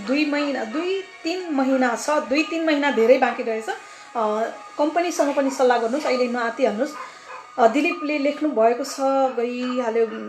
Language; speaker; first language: Nepali; native; Nepali